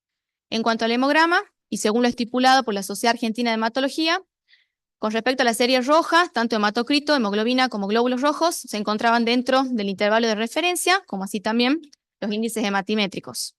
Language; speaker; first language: Spanish; native; Spanish